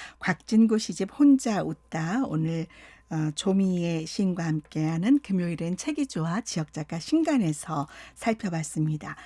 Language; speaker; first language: Korean; native; Korean